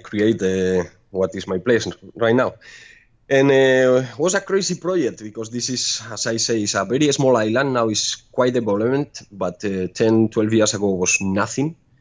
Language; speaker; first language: English; non-native, fluent; Spanish